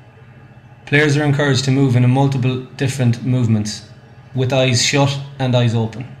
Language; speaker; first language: English; native; English